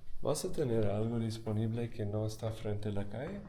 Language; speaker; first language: Spanish; non-native, fluent; English